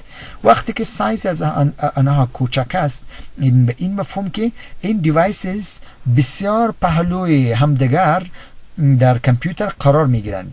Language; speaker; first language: Persian; native; Persian